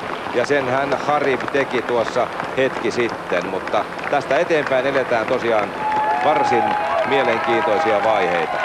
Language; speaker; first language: Finnish; native; Finnish